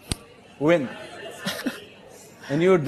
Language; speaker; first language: English; non-native, learner; Arabic